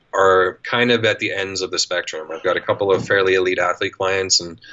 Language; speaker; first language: English; native; English